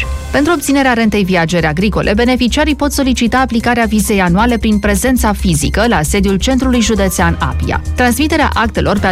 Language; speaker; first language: Romanian; native; Romanian